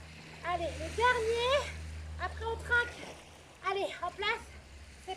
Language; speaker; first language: French; native; French